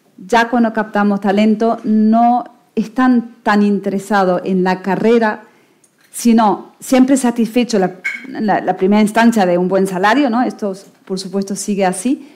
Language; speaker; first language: Spanish; non-native, fluent; German